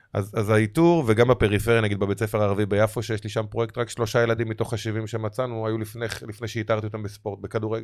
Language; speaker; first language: Hebrew; native; Hebrew